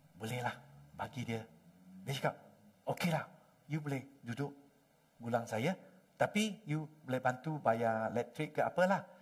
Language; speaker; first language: Malay; non-native, local second language; Chinese